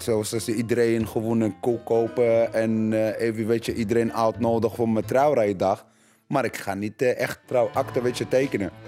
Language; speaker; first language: Dutch; non-native, learner; Arabic